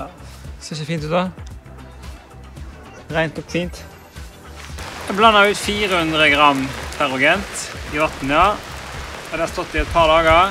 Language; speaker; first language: Norwegian; native; Norwegian